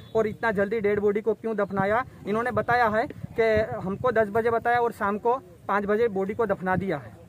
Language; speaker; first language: Hindi; non-native, local second language; Gujarati